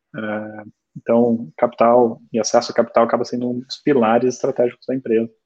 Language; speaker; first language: Portuguese; early bilingual, other home language; German